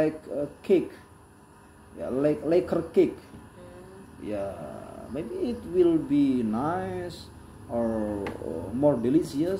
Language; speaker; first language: English; non-native, learner; Indonesian